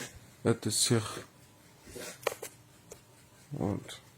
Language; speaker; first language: Russian; non-native, learner; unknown